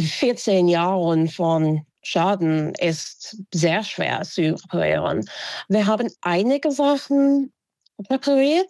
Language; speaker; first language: German; non-native, fluent; English